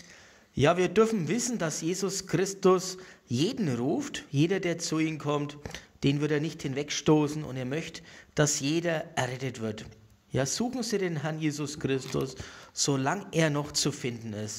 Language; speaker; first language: German; native; German